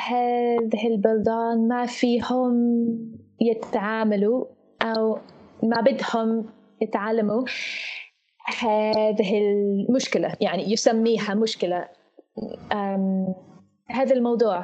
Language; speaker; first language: Arabic; non-native, fluent; English